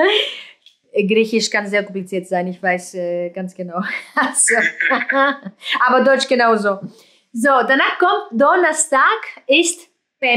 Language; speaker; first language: German; non-native, fluent; Greek